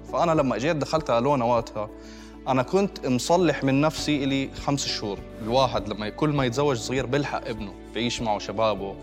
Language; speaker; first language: Arabic; native; Arabic